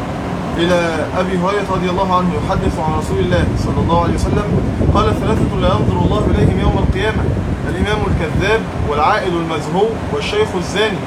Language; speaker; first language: Arabic; native; Arabic